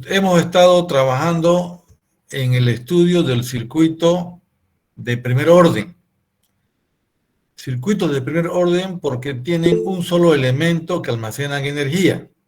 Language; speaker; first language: Spanish; native; Spanish